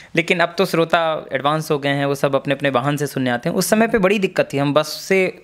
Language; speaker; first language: Hindi; native; Hindi